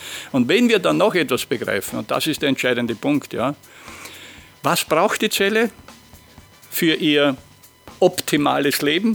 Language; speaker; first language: German; native; German